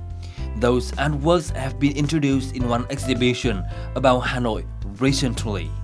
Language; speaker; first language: English; non-native, fluent; Vietnamese